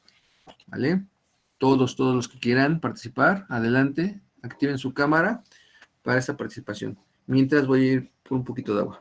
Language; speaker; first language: Spanish; native; Spanish